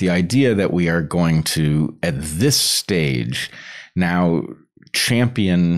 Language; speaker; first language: English; native; English